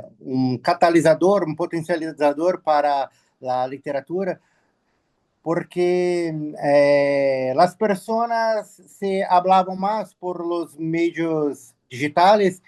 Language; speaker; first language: Spanish; non-native, learner; Portuguese